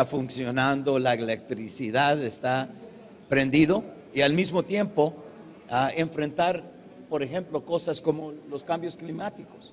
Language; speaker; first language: Spanish; early bilingual, heritage; English